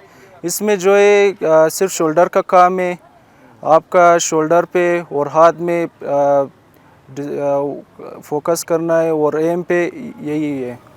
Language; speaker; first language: Hindi; non-native, local second language; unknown